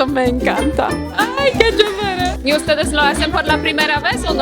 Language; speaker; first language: Spanish; non-native, fluent; Polish